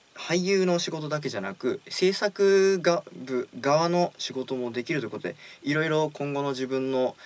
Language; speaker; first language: Japanese; native; Japanese